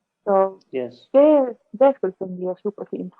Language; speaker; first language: Danish; non-native, learner; Russian